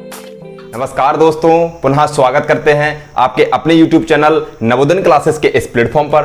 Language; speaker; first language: Hindi; native; Hindi